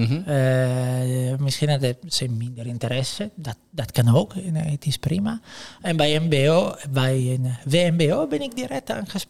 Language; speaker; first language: Dutch; non-native, fluent; Italian